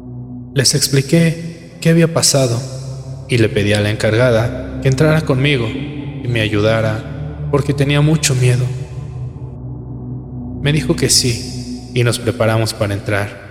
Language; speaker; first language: Spanish; native; Spanish